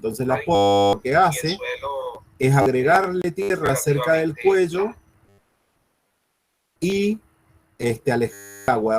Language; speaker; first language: Spanish; native; Spanish